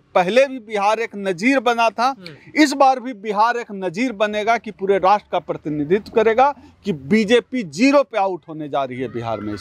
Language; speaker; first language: Hindi; native; Hindi